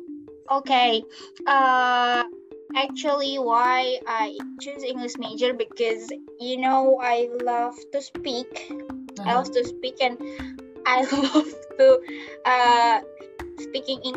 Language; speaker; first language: English; non-native, learner; Indonesian